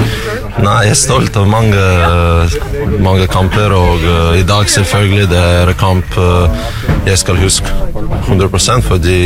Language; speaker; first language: Norwegian; non-native, learner; Russian